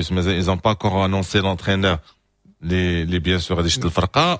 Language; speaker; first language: French; non-native, local second language; Arabic